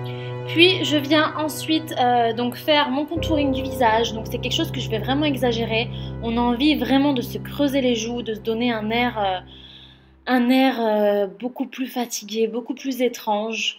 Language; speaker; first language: French; native; French